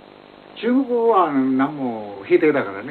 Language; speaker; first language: Japanese; native; Japanese